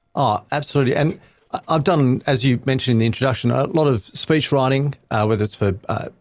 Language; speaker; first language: English; native; English